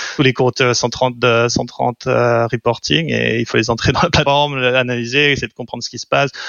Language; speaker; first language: French; native; French